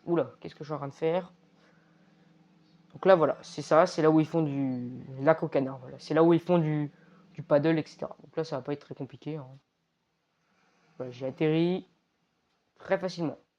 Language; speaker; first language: French; native; French